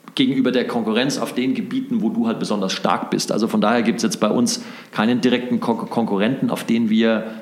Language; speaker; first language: German; native; German